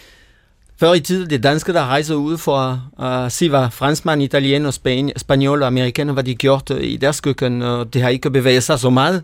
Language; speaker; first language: Danish; non-native, fluent; French